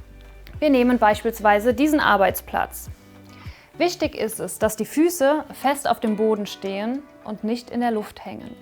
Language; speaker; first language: German; native; German